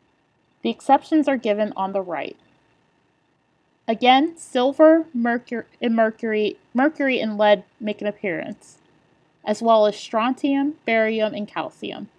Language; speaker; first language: English; native; English